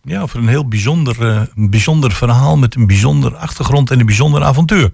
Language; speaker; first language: Dutch; native; Dutch